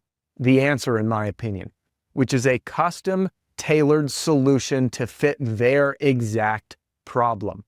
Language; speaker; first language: English; native; English